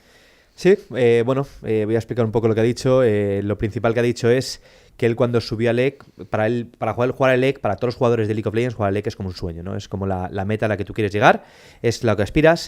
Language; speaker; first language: Spanish; native; Spanish